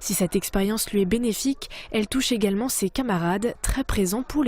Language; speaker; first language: French; native; French